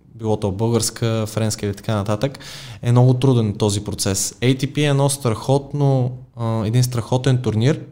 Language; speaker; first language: Bulgarian; native; Bulgarian